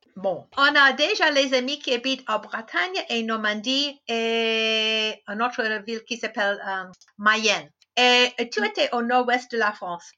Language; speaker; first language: French; non-native, fluent; English